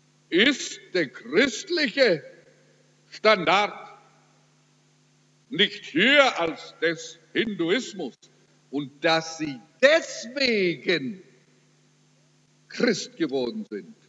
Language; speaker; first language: German; early bilingual, heritage; German